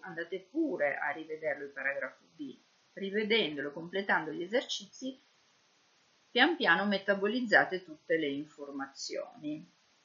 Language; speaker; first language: Italian; native; Italian